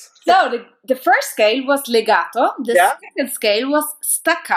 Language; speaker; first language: English; non-native, fluent; German